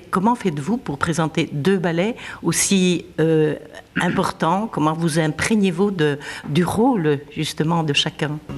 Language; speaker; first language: French; native; French